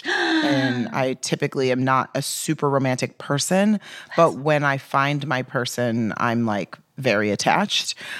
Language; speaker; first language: English; native; English